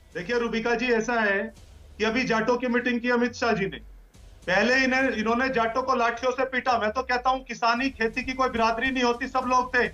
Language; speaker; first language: Hindi; native; Hindi